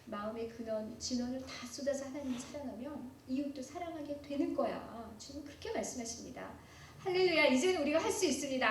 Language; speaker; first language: Korean; native; Korean